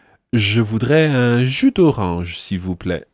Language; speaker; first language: French; non-native, fluent; English